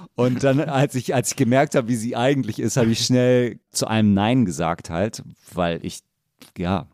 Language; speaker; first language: German; native; German